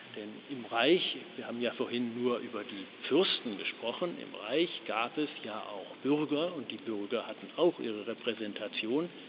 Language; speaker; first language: German; native; German